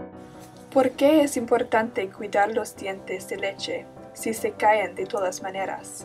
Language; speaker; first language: Spanish; non-native, learner; English